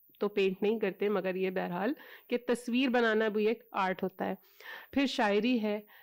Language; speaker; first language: Urdu; native; Urdu